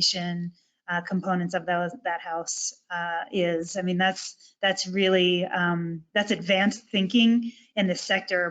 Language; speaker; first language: English; native; English